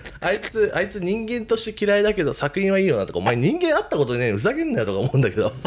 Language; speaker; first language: Japanese; native; Japanese